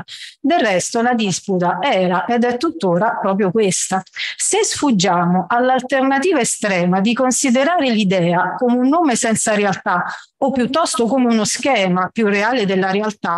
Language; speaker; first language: Italian; native; Italian